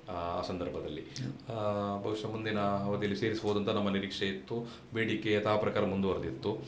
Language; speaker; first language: Kannada; non-native, local second language; Tulu